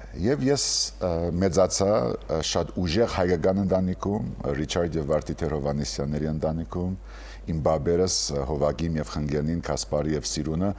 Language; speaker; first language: Armenian; early bilingual, heritage; Armenian